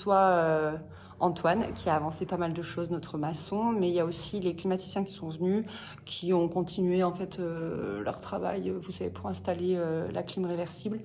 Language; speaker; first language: French; native; French